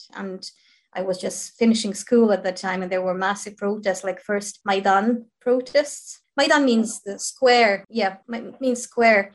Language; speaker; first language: English; non-native, fluent; Ukrainian